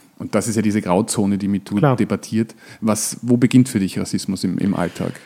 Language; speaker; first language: German; native; German